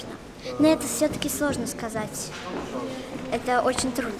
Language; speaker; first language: Russian; early bilingual, heritage; Russian